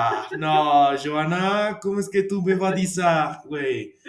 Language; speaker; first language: French; non-native, learner; Spanish